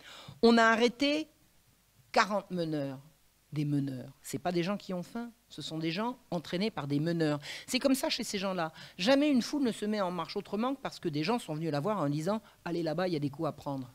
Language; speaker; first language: French; native; French